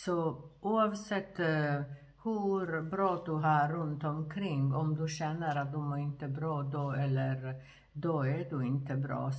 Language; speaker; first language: Swedish; non-native, fluent; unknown